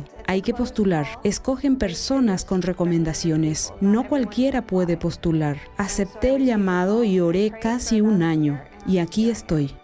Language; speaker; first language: Spanish; non-native, fluent; English